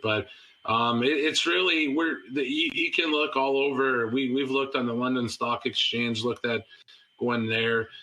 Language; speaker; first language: English; native; English